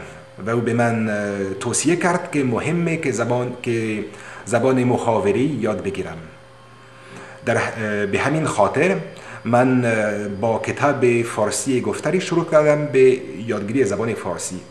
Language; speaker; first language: Persian; non-native, learner; French